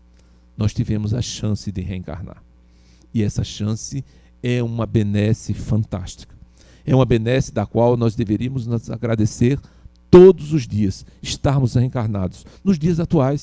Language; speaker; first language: Portuguese; native; Portuguese